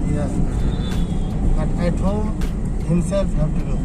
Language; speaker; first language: English; non-native, learner; Hindi